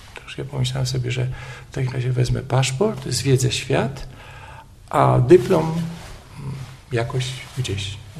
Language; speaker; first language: Polish; native; Polish